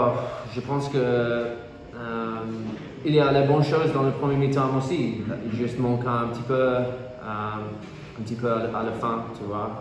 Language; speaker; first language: French; non-native, learner; English